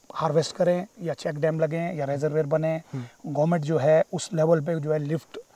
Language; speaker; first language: Hindi; native; Hindi